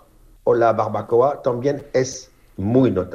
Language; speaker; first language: Spanish; non-native, learner; French